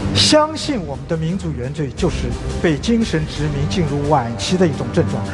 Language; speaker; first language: Chinese; native; Chinese